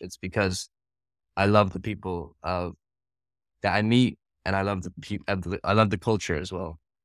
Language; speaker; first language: English; early bilingual, other home language; Dutch